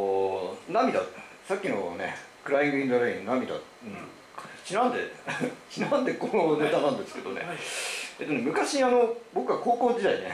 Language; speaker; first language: Japanese; native; Japanese